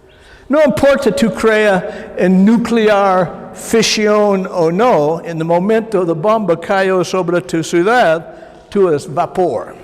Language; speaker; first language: Spanish; non-native, learner; English